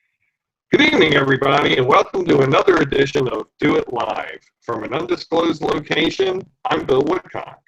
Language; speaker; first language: English; native; English